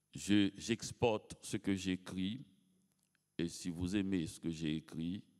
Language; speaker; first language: French; native; French